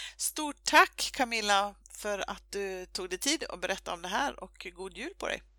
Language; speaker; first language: Swedish; native; Swedish